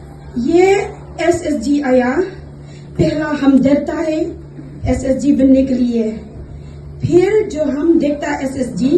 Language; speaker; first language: Hindi; non-native, local second language; Khasi